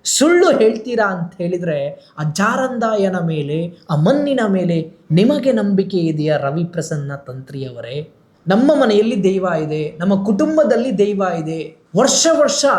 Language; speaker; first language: Kannada; non-native, local second language; Tulu